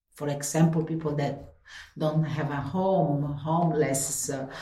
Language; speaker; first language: English; non-native, fluent; Italian